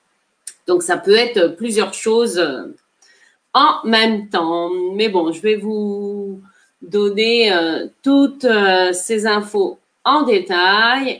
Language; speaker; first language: French; native; French